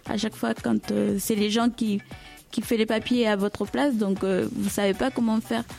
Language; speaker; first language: French; early bilingual, other home language; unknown